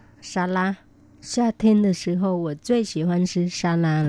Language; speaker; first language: Chinese; non-native, fluent; Vietnamese